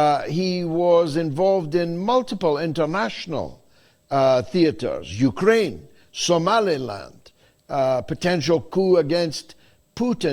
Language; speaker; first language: English; native; English